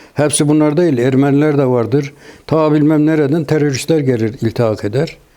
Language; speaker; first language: Turkish; non-native, local second language; Kurdish